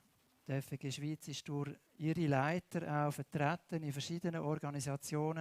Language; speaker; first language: German; native; German